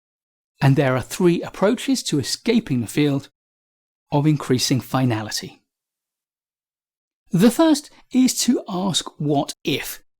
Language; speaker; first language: English; native; English